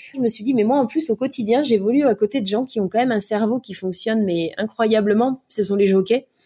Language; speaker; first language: French; native; French